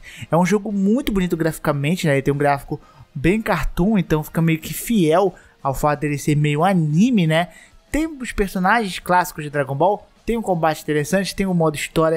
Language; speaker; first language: Portuguese; native; Portuguese